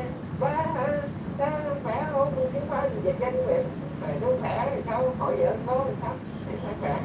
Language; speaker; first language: Vietnamese; native; Vietnamese